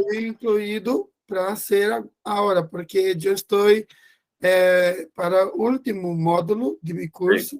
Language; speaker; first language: Spanish; non-native, learner; Portuguese